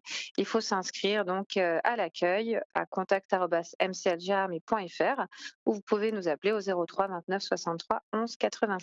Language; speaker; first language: French; native; French